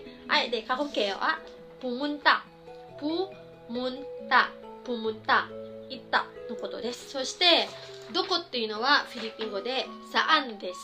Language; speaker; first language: Japanese; non-native, fluent; Filipino